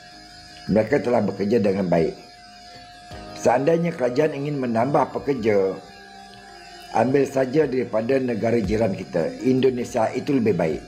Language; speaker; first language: Malay; native; Malay